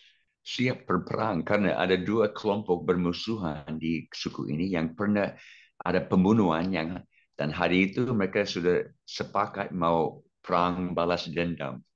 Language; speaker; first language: Indonesian; non-native, fluent; English